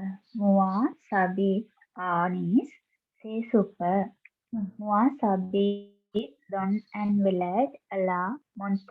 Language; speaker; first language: French; non-native, learner; Sinhala